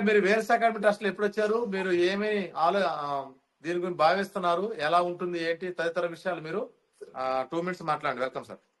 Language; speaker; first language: Telugu; native; Telugu